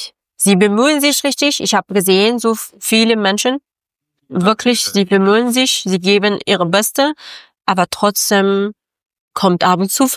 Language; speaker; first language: German; non-native, learner; Persian